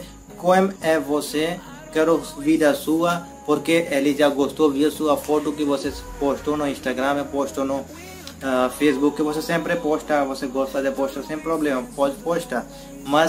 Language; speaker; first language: Portuguese; non-native, learner; Hindi